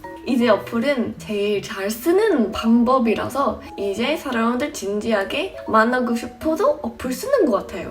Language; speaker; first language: Korean; non-native, fluent; English